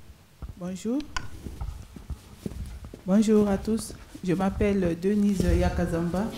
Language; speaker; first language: French; non-native, local second language; Sango